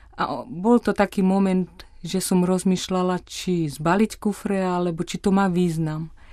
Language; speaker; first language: Slovak; native; Slovak